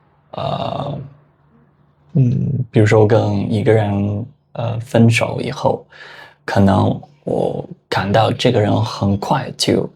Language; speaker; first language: Chinese; non-native, fluent; Spanish